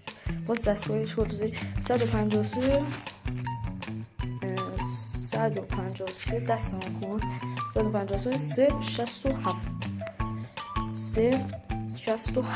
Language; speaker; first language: Persian; native; Persian